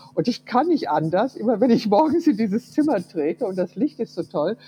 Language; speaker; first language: German; early bilingual, heritage; Russian